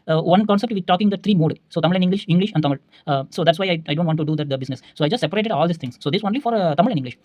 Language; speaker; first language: English; non-native, local second language; Tamil